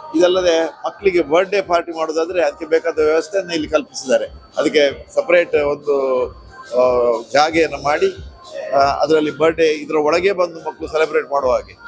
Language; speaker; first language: Kannada; native; Kannada